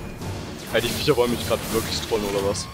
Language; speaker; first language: German; native; German